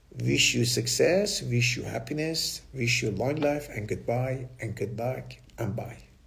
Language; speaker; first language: English; non-native, fluent; Persian